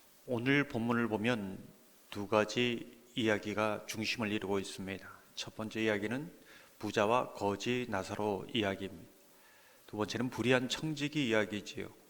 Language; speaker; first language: Korean; native; Korean